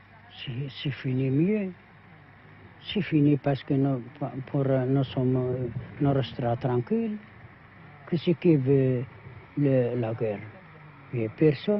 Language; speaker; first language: French; non-native, learner; Arabic